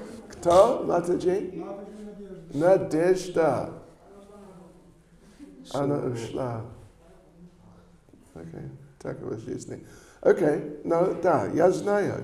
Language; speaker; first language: Russian; non-native, learner; English